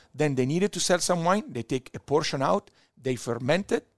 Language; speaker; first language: English; non-native, fluent; Italian